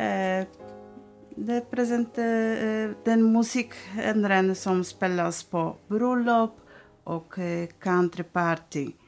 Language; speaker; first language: Swedish; non-native, learner; Polish